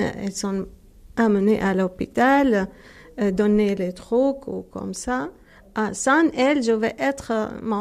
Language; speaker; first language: French; non-native, learner; Arabic